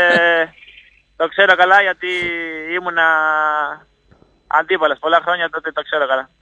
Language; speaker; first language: Greek; non-native, fluent; Italian